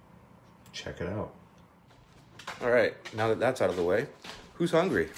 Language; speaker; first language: English; native; English